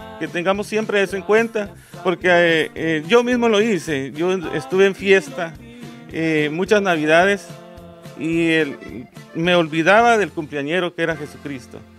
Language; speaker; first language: Spanish; native; Spanish